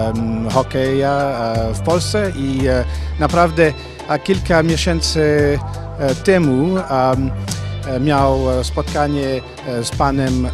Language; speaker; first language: Polish; non-native, learner; English